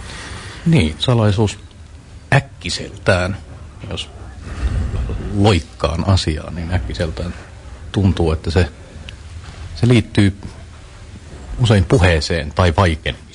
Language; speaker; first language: Finnish; native; Finnish